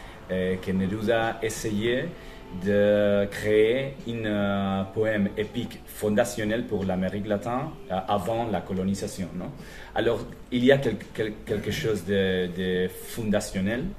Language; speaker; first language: French; non-native, fluent; Spanish